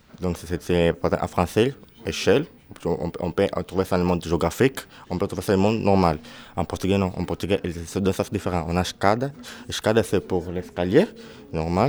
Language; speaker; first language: French; non-native, learner; Portuguese